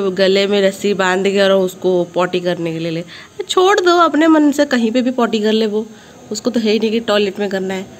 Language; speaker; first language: Hindi; non-native, local second language; Odia